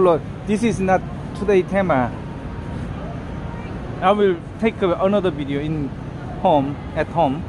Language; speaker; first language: English; non-native, learner; Korean